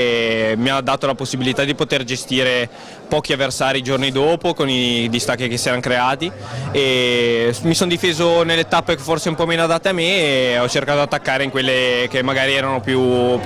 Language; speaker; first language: Italian; native; Italian